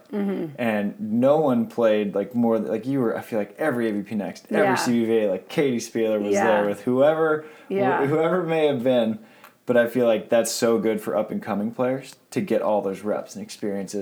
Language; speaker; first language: English; native; English